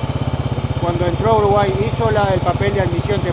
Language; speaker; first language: Spanish; native; Spanish